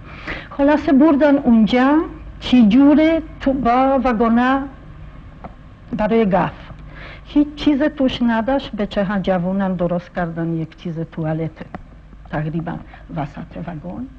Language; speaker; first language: Persian; non-native, fluent; Polish